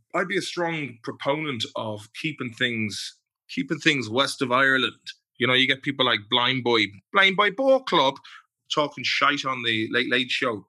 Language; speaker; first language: English; native; English